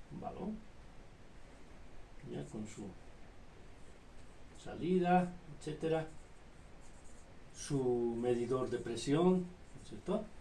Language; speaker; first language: Spanish; native; Spanish